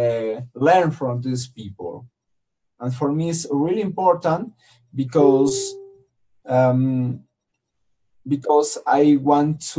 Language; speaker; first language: English; non-native, learner; Spanish